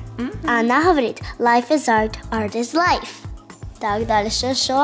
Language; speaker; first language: Russian; early bilingual, heritage; Russian